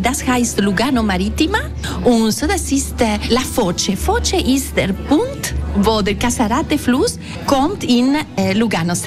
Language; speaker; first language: German; non-native, local second language; Italian